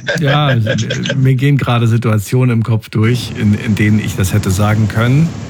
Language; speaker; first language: German; native; German